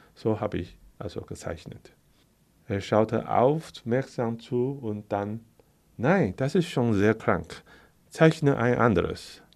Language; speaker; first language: German; non-native, fluent; Chinese